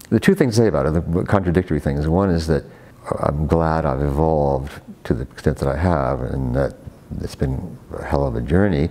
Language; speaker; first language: English; native; English